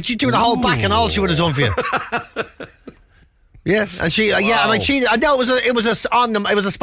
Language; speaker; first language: English; native; English